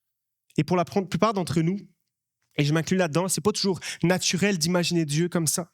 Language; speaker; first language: French; native; French